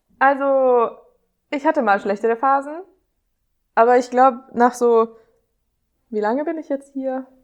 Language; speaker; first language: German; non-native, fluent; Hungarian